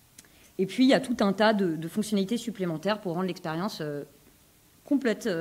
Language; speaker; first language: French; native; French